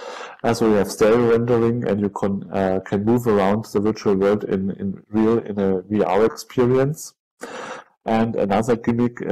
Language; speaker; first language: English; non-native, fluent; German